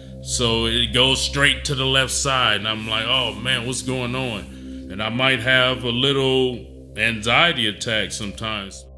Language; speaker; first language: English; native; English